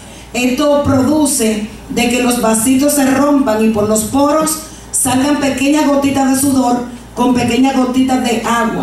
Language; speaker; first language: Spanish; native; Spanish